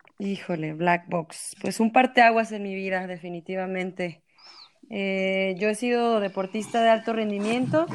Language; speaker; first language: Spanish; native; Spanish